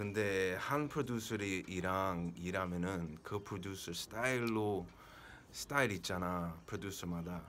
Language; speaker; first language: Korean; early bilingual, heritage; Korean